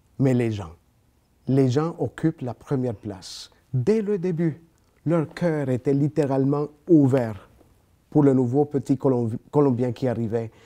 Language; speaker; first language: French; non-native, fluent; Spanish